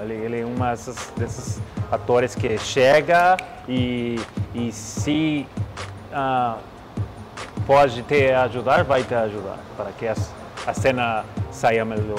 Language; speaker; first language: Portuguese; non-native, learner; Spanish